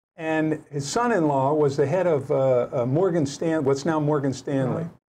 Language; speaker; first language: English; native; English